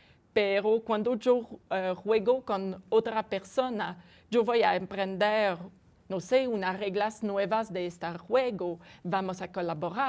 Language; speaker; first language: Spanish; non-native, fluent; French